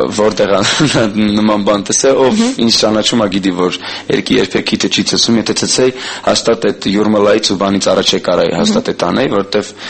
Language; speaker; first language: Armenian; early bilingual, heritage; Armenian